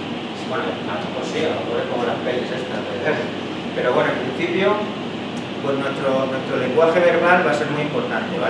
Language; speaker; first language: Spanish; native; Spanish